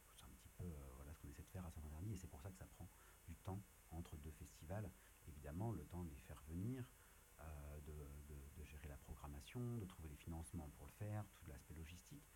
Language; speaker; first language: French; native; French